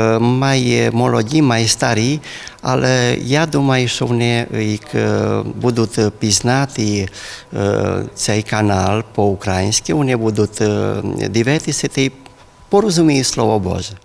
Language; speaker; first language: Ukrainian; early bilingual, heritage; Ukrainian